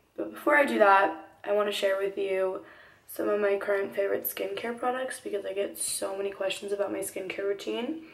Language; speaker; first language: English; native; English